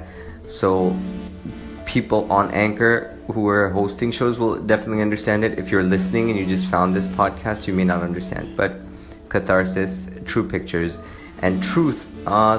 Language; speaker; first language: English; native; English